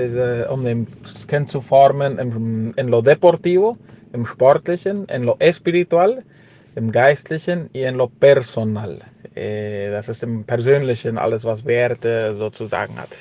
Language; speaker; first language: German; early bilingual, heritage; German